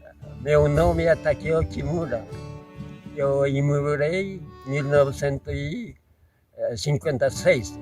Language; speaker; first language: Portuguese; non-native, learner; Japanese